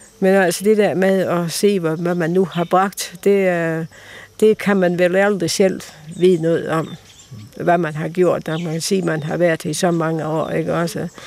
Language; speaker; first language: Danish; native; Danish